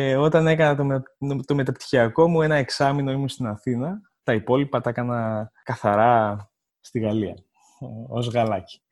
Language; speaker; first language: Greek; native; Greek